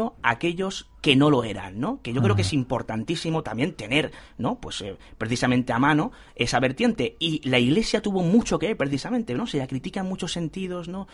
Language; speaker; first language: Spanish; native; Spanish